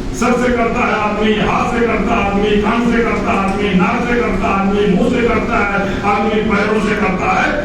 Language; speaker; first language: Urdu; native; Urdu